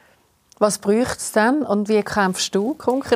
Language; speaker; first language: German; native; German